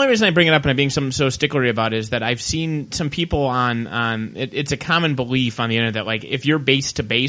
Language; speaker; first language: English; native; English